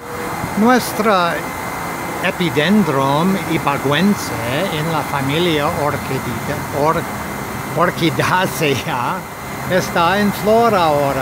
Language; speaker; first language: Spanish; non-native, learner; English